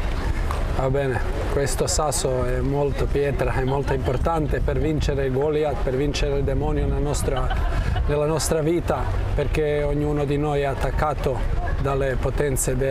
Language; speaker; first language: Italian; non-native, fluent; Croatian